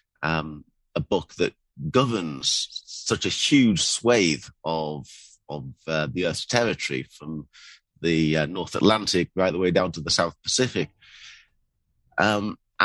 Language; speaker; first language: English; native; English